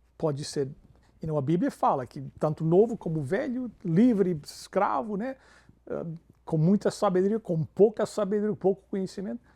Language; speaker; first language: Portuguese; non-native, fluent; English